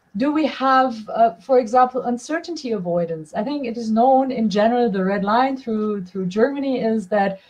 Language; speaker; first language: English; non-native, fluent; German